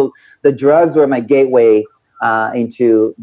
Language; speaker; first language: English; non-native, fluent; Portuguese